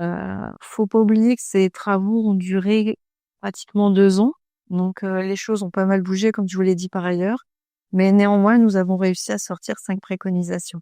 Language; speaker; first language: French; native; French